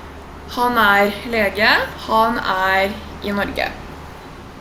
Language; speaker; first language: Norwegian; non-native, fluent; Portuguese